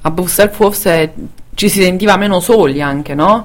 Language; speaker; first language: Italian; native; Italian